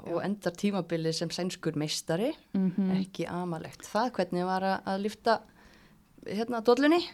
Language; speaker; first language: Icelandic; native; Icelandic